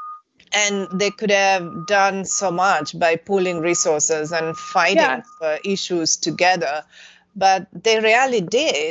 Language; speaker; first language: English; non-native, local second language; Sinhala